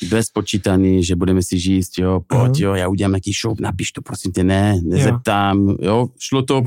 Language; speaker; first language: Czech; non-native, fluent; French